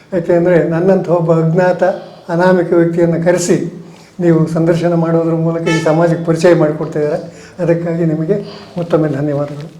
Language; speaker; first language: Kannada; native; Kannada